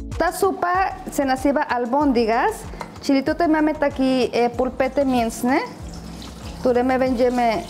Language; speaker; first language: Polish; non-native, learner; Spanish